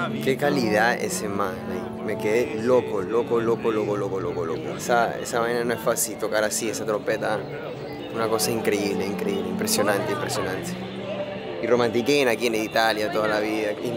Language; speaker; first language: Spanish; early bilingual, heritage; Spanish